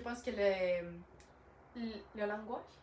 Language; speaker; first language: French; non-native, learner; Spanish